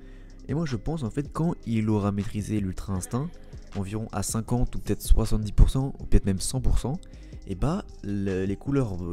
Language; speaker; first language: French; native; French